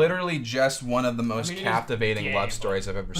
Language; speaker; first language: English; native; English